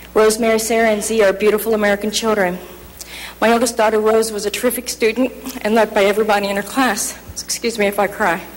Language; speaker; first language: English; native; English